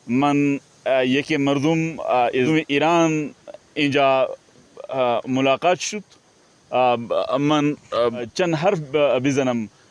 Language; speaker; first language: Persian; non-native, learner; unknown